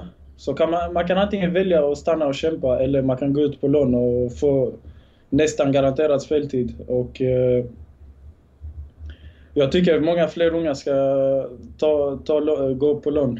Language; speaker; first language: Swedish; early bilingual, other home language; Bosnian